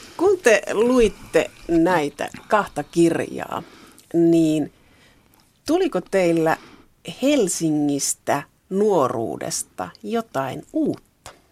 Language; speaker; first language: Finnish; native; Finnish